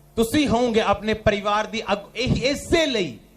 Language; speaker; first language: Hindi; non-native, local second language; Punjabi